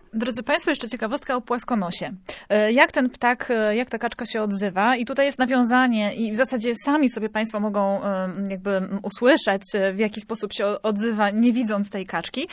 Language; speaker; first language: Polish; native; Polish